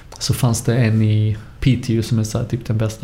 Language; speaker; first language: Swedish; native; Swedish